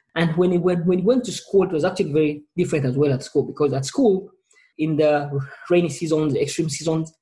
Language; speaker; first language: English; non-native, local second language; Ganda